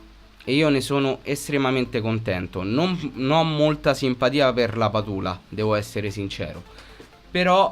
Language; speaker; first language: Italian; native; Italian